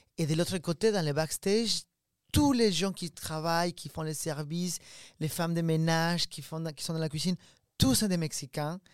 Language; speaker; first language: French; non-native, fluent; Spanish